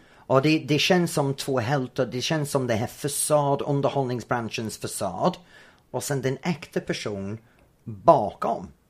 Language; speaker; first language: Swedish; non-native, fluent; English